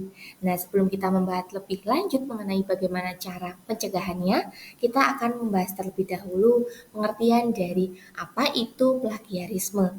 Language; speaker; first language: Indonesian; native; Indonesian